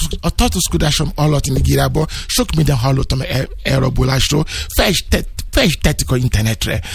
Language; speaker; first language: Hungarian; non-native, learner; Yoruba